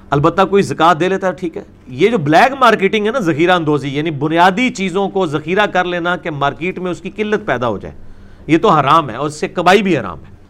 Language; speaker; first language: Urdu; non-native, local second language; Punjabi